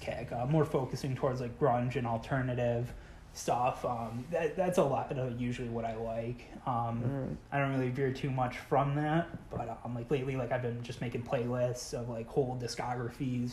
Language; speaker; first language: English; native; English